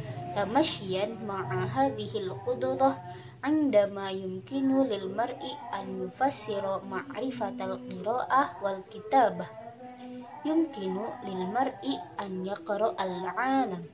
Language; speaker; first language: Arabic; non-native, learner; Indonesian